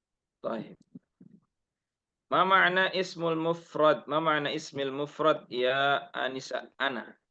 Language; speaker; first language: Arabic; non-native, fluent; Indonesian